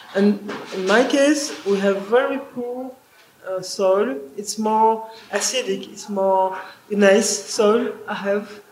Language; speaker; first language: English; non-native, learner; French